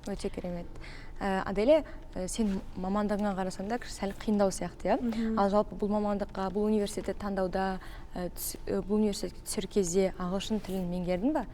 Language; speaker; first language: Kazakh; native; Kazakh